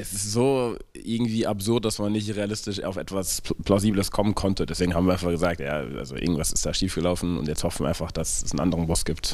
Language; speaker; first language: German; native; German